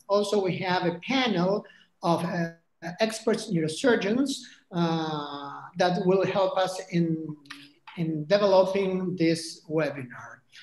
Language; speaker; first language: English; non-native, fluent; Spanish